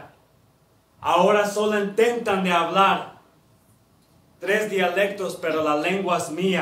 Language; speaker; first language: Spanish; early bilingual, heritage; Spanish